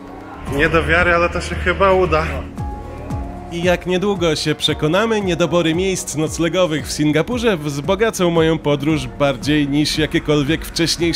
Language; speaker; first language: Polish; native; Polish